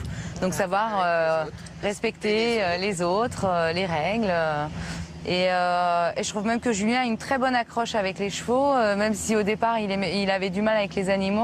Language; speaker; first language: French; native; French